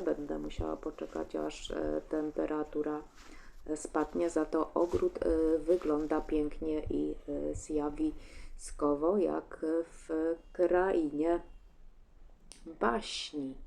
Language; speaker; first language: Polish; native; Polish